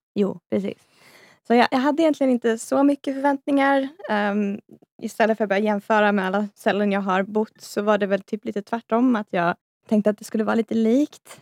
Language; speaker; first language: Swedish; native; Swedish